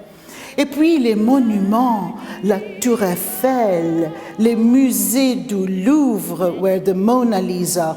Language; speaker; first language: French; non-native, fluent; Maltese